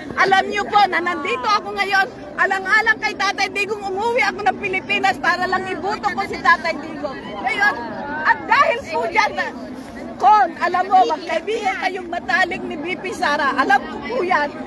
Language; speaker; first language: Filipino; native; Filipino